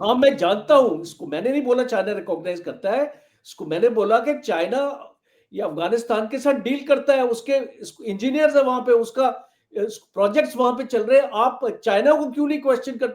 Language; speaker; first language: Hindi; native; Hindi